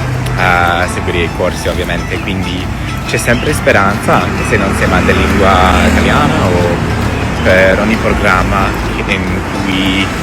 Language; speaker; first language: Italian; non-native, fluent; English